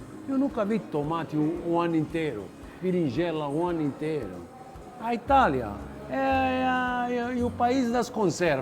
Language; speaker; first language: Portuguese; non-native, fluent; Italian